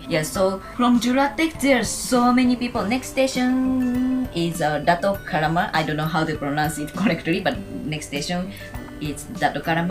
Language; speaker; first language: English; non-native, fluent; Japanese